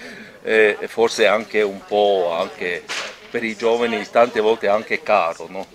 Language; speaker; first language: Italian; non-native, local second language; German